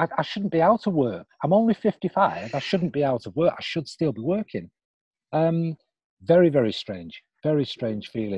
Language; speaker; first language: English; native; English